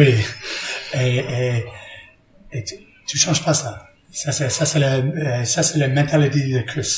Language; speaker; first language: French; non-native, learner; English